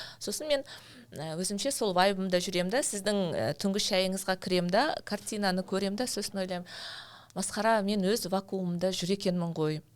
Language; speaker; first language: Kazakh; native; Kazakh